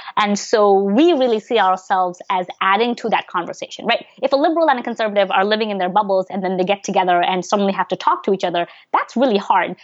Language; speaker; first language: English; early bilingual, other home language; Bangla